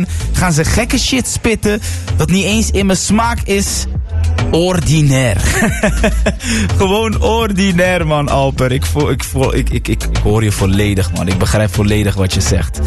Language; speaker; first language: Dutch; native; Dutch